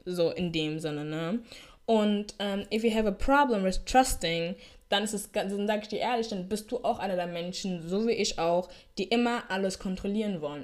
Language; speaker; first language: German; early bilingual, heritage; German